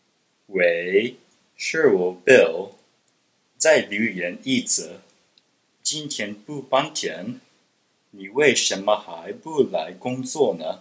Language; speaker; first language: Chinese; non-native, learner; English